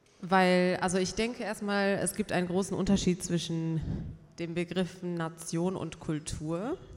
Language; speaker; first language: German; early bilingual, other home language; Persian